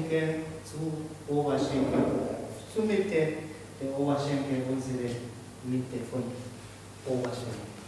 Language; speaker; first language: German; non-native, fluent; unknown